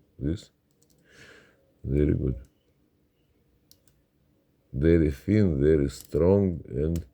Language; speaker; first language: English; non-native, learner; Russian